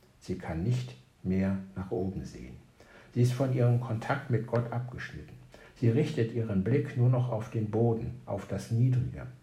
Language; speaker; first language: German; native; German